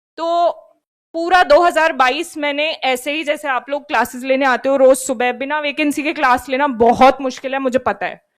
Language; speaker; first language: Hindi; native; Hindi